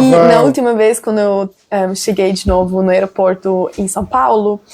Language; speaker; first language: Portuguese; non-native, fluent; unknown